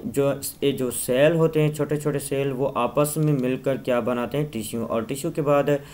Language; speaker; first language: Urdu; non-native, local second language; Sindhi